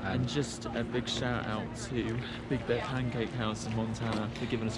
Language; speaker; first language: English; native; English